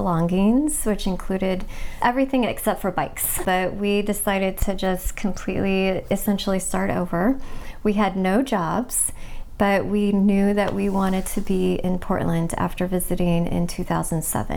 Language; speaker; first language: English; native; English